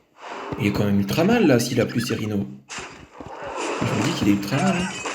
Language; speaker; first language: French; native; French